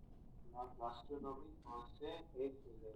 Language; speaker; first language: French; non-native, learner; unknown